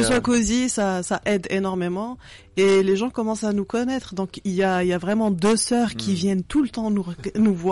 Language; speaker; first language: French; non-native, local second language; Arabic